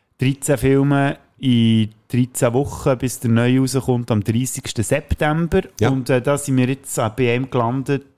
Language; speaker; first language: German; native; German